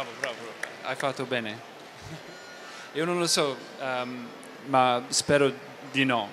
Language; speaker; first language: Italian; non-native, fluent; English